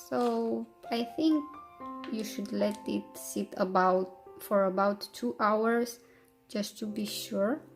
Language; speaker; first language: English; non-native, fluent; Romanian